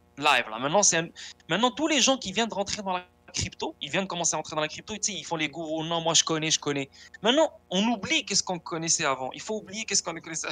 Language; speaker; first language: French; non-native, local second language; Arabic